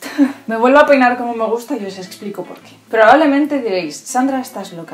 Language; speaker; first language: Spanish; native; Spanish